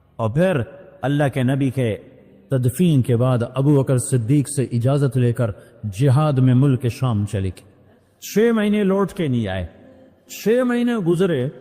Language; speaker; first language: Urdu; non-native, local second language; Punjabi